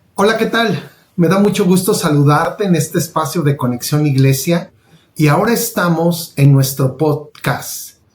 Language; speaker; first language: Spanish; native; Spanish